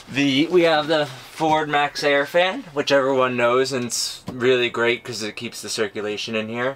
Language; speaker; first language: English; native; English